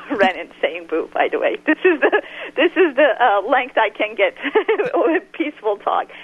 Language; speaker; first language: English; non-native, fluent; Turkish